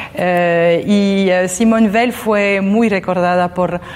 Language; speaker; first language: Spanish; non-native, fluent; French